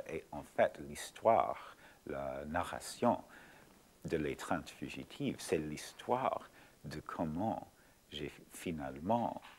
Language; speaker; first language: French; non-native, fluent; English